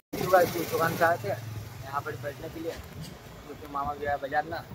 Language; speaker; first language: Hindi; non-native, local second language; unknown